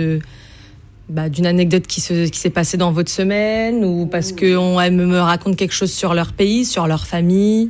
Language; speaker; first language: French; native; French